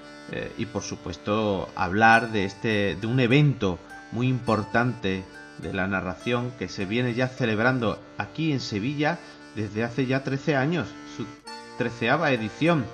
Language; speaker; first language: Spanish; native; Spanish